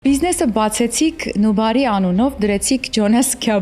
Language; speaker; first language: Armenian; native; Armenian